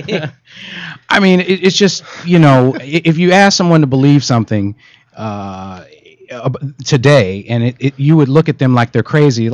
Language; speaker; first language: English; native; English